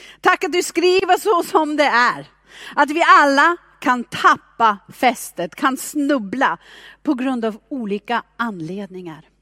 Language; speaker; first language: Swedish; non-native, fluent; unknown